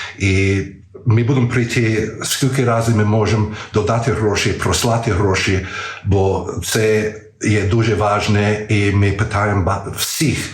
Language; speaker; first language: Ukrainian; early bilingual, heritage; Ukrainian